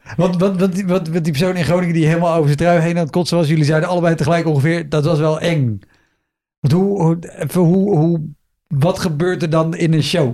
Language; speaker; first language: Dutch; native; Dutch